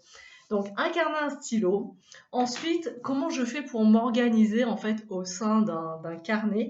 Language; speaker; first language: French; native; French